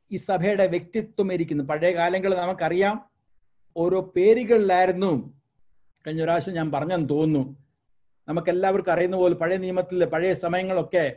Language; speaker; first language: Malayalam; early bilingual, heritage; Malayalam